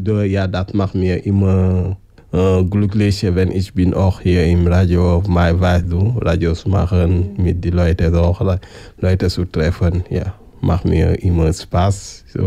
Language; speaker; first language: German; non-native, learner; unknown